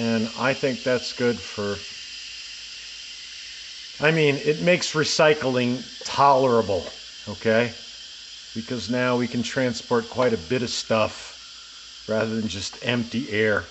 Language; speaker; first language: English; native; English